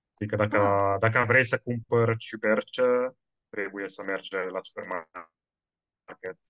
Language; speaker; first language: Romanian; non-native, fluent; Italian